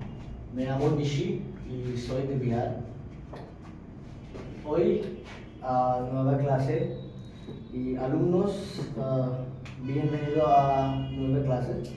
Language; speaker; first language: Spanish; non-native, learner; Hindi